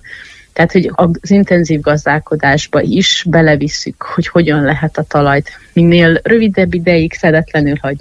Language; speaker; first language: Hungarian; native; Hungarian